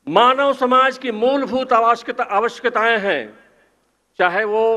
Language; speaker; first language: Hindi; native; Hindi